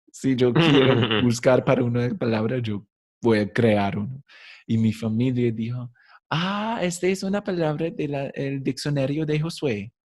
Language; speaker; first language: Spanish; non-native, fluent; English